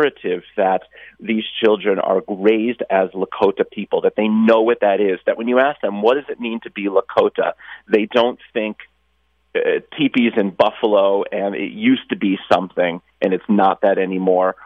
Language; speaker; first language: English; native; English